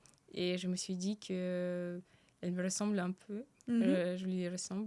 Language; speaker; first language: French; early bilingual, other home language; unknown